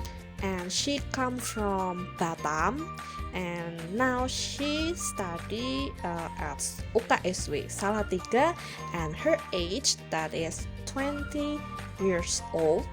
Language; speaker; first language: English; non-native, learner; Indonesian